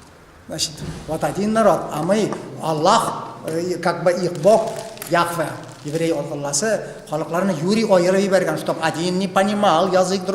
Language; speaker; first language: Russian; non-native, local second language; Tatar